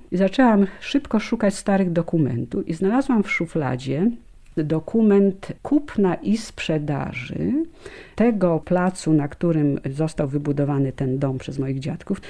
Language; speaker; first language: Polish; native; Polish